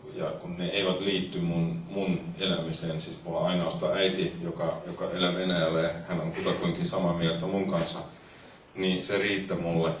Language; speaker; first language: Finnish; non-native, fluent; Russian